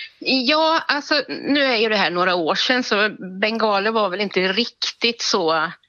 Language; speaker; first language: Swedish; native; Swedish